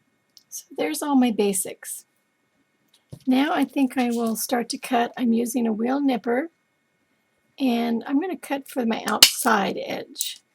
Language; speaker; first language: English; native; English